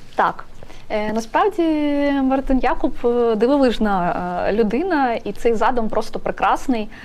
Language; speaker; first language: Ukrainian; native; Ukrainian